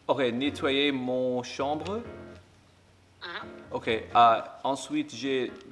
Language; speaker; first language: French; non-native, learner; English